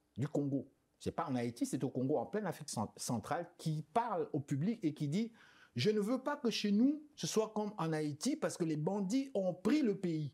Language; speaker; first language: French; non-native, local second language; Lingala